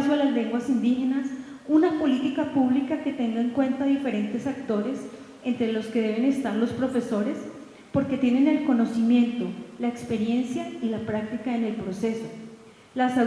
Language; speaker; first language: Spanish; native; Spanish